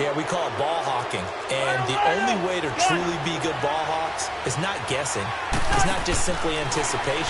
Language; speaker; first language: English; native; English